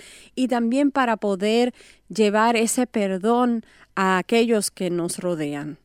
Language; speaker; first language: Spanish; native; Spanish